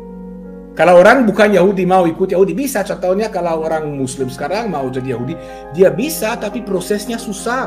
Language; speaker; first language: Indonesian; non-native, fluent; Hebrew